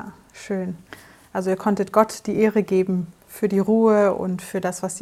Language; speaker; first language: German; native; German